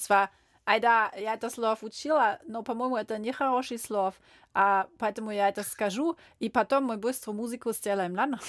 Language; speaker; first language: Russian; non-native, learner; German